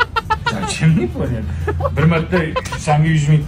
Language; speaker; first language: Russian; non-native, learner; Uzbek